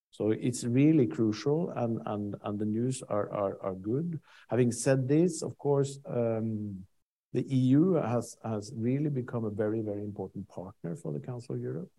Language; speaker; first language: English; non-native, fluent; Norwegian